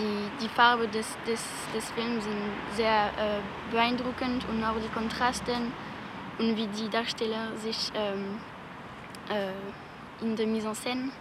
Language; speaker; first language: German; non-native, learner; French